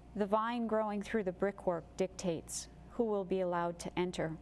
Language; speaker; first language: English; native; English